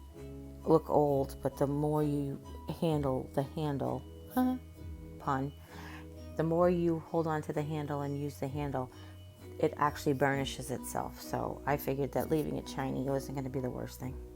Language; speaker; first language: English; native; English